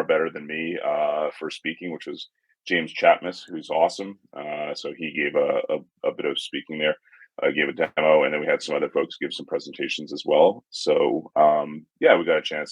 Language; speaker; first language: English; native; English